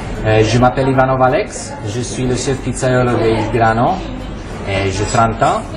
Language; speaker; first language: French; non-native, fluent; Romanian